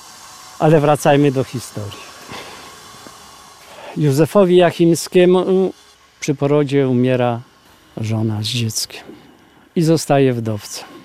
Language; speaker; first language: Polish; native; Polish